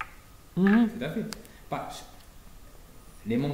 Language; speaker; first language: French; non-native, fluent; Chinese